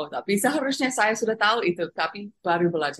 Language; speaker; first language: Indonesian; non-native, fluent; English